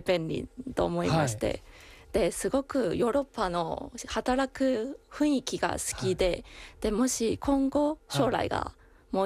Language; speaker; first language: Japanese; non-native, fluent; Chinese